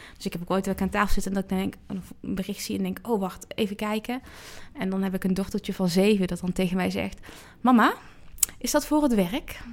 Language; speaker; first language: Dutch; native; Dutch